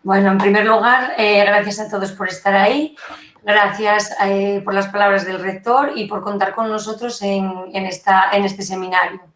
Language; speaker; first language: Spanish; native; Spanish